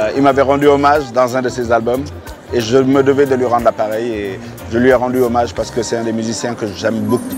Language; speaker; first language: French; non-native, local second language; Wolof